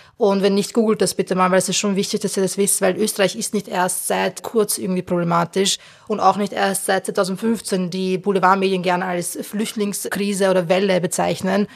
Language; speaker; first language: German; early bilingual, other home language; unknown